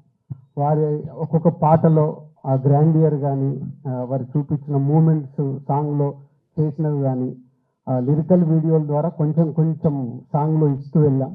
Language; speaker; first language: Telugu; native; Telugu